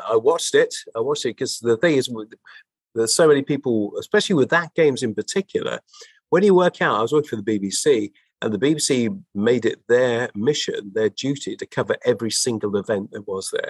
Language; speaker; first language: English; native; English